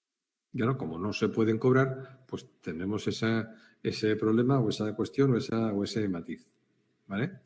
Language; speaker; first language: Spanish; native; Spanish